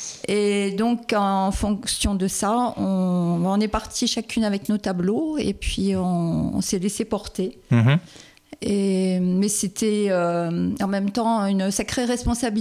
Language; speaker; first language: French; native; French